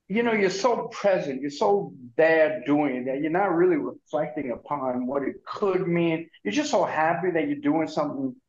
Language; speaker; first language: English; native; English